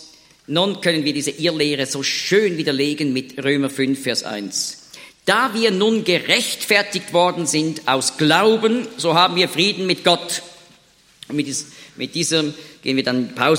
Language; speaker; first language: German; native; German